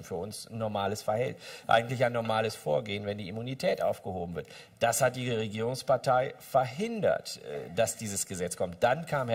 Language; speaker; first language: German; native; German